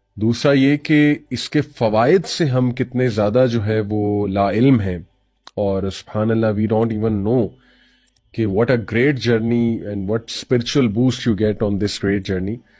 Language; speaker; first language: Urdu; native; Urdu